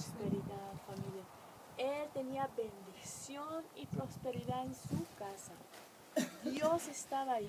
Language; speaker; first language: Spanish; non-native, fluent; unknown